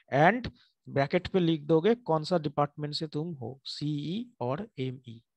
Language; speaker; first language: Hindi; non-native, local second language; Bangla